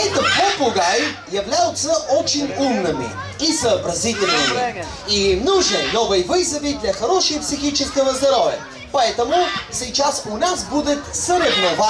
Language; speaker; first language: Russian; non-native, learner; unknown